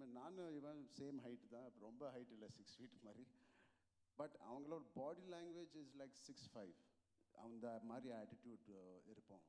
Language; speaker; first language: Tamil; non-native, local second language; Telugu